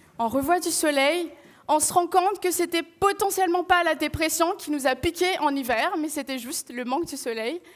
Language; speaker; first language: French; non-native, local second language; Malagasy